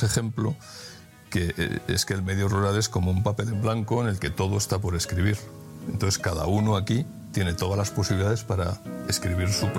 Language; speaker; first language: Spanish; native; Spanish